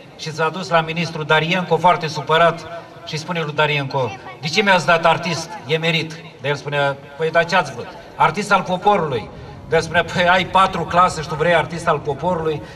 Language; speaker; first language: Romanian; native; Romanian